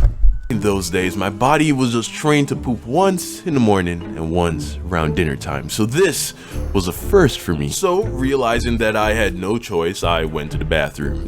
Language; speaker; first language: English; native; English